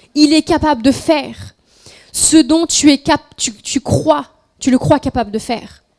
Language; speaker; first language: French; non-native, fluent; Spanish